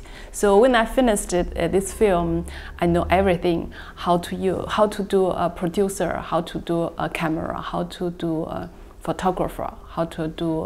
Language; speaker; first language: English; non-native, learner; Chinese